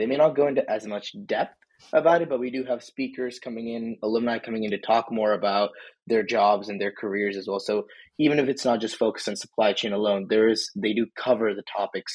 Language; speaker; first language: English; native; English